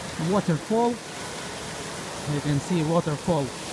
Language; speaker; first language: English; non-native, learner; Russian